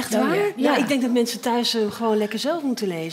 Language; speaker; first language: Dutch; native; Dutch